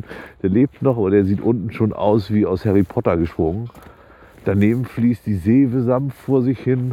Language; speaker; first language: German; native; German